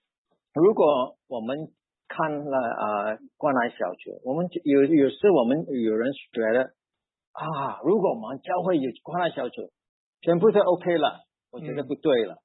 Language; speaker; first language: Chinese; early bilingual, heritage; Chinese